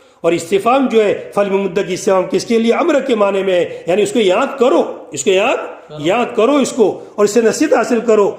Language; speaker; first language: Urdu; non-native, local second language; Gujarati